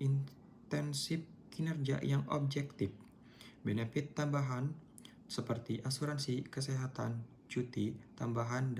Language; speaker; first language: Indonesian; native; Indonesian